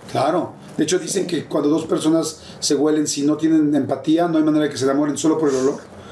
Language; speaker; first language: Spanish; native; Spanish